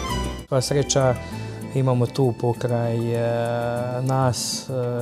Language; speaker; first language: Croatian; native; Croatian